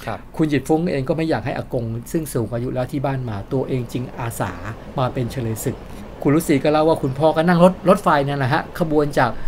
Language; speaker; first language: Thai; native; Thai